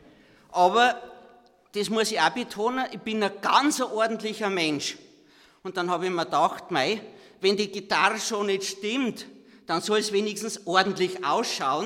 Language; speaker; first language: German; native; German